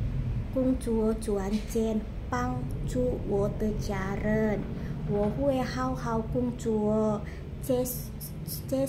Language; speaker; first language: Chinese; non-native, learner; Indonesian